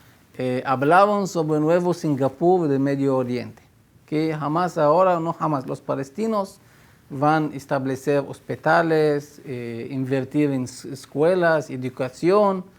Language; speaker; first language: Spanish; non-native, fluent; Hebrew